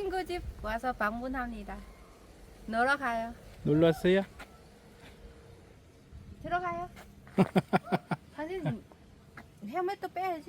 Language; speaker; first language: Korean; non-native, learner; Vietnamese